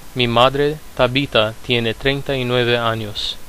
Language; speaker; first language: Spanish; non-native, fluent; Romanian